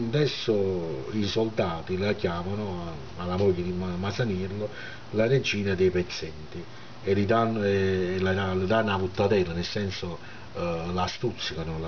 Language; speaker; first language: Italian; native; Italian